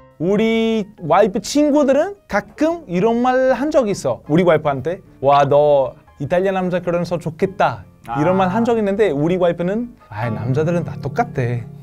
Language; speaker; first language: Korean; non-native, fluent; Italian